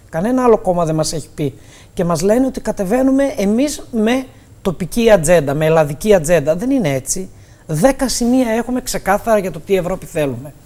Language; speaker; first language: Greek; native; Greek